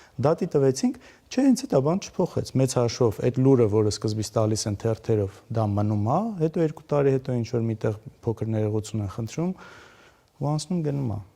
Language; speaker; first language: Armenian; native; Armenian